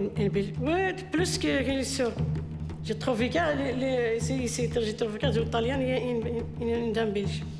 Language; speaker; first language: French; non-native, learner; Turkish